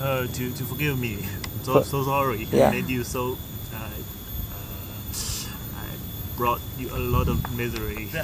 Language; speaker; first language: English; non-native, learner; Chinese